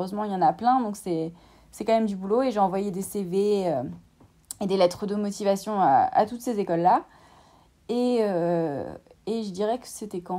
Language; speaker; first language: French; native; French